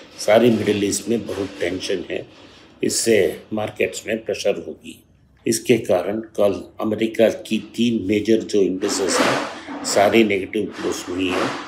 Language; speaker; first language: Hindi; non-native, local second language; Tamil